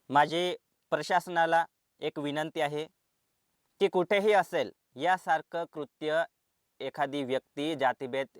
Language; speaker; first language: Marathi; non-native, local second language; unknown